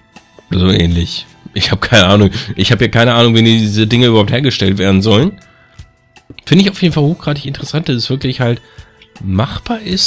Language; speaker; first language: German; native; German